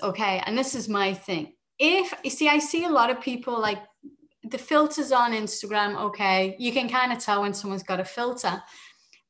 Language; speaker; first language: English; native; English